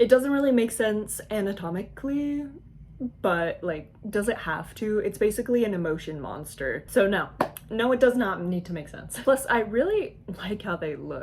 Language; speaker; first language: English; native; English